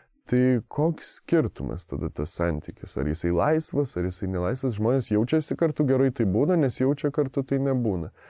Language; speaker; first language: Lithuanian; native; Lithuanian